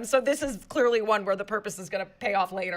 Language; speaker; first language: English; native; English